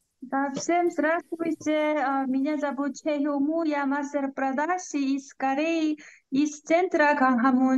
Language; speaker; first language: Russian; non-native, learner; Korean